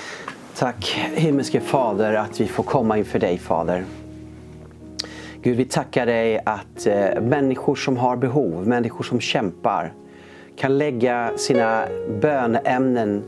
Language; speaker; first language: Swedish; native; Swedish